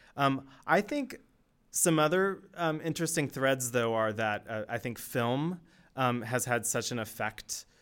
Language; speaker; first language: English; native; English